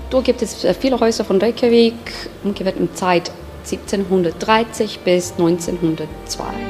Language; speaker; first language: German; non-native, learner; Icelandic